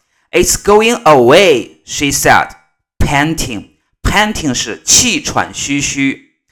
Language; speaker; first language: English; non-native, fluent; Chinese